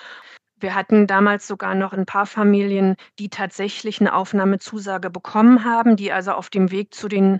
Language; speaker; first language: German; native; German